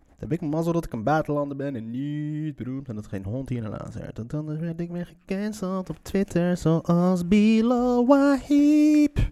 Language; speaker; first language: Dutch; early bilingual, other home language; Arabic